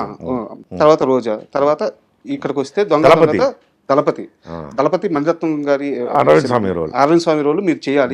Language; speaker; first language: Telugu; native; Telugu